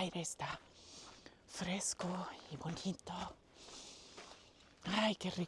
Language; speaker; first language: Spanish; non-native, fluent; English